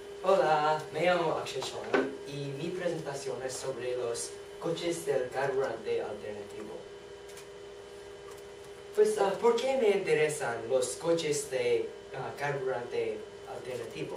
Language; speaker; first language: Spanish; non-native, learner; English